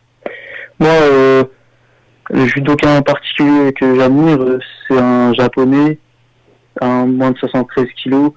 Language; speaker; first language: French; early bilingual, other home language; Armenian